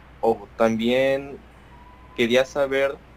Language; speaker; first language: Spanish; early bilingual, heritage; Spanish